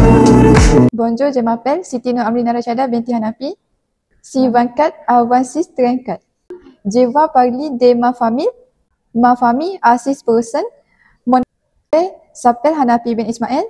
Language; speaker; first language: French; non-native, learner; Malay